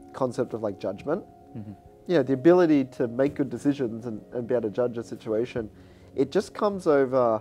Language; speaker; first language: English; native; English